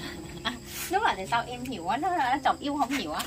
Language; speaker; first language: Vietnamese; non-native, learner; Thai